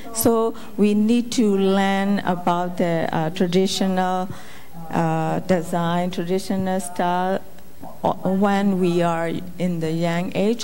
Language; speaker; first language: English; non-native, fluent; Burmese